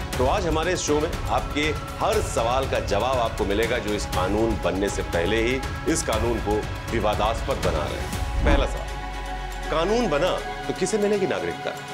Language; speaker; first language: Hindi; native; Hindi